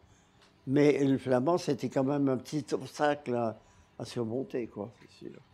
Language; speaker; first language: French; non-native, local second language; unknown